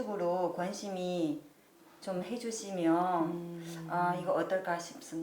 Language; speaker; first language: Korean; non-native, learner; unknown